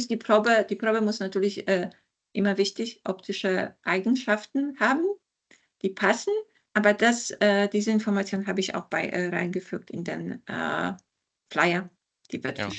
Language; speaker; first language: German; non-native, fluent; Polish